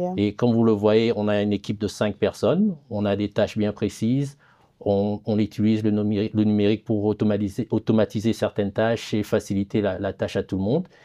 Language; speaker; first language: French; non-native, local second language; Lingala